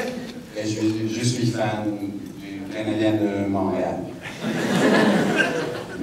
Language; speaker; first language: French; non-native, learner; English